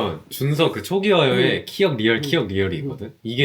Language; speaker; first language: Korean; native; Korean